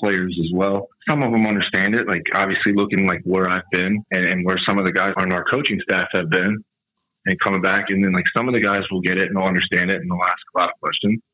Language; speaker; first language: English; native; English